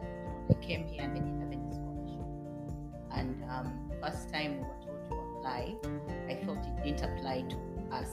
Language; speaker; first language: English; non-native, local second language; Ganda